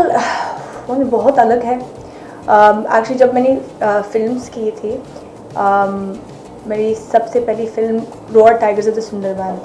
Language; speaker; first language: Hindi; non-native, fluent; Arabic